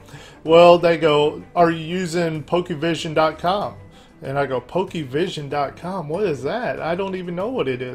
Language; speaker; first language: English; native; English